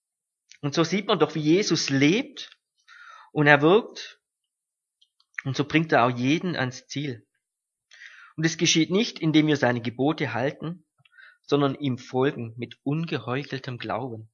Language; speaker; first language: German; native; German